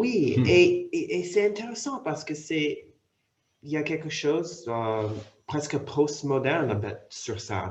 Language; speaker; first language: French; non-native, fluent; English